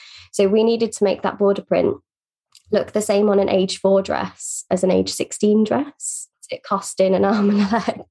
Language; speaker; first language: English; native; English